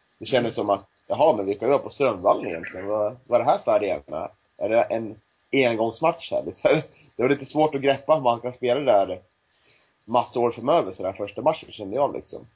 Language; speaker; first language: Swedish; native; Swedish